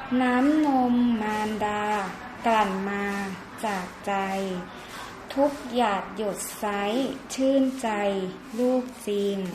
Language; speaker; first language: Thai; native; Thai